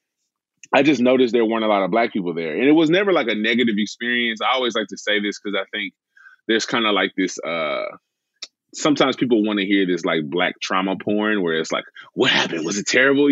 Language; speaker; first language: English; native; English